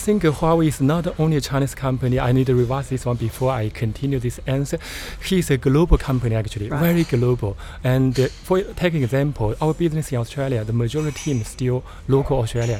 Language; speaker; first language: English; non-native, learner; Chinese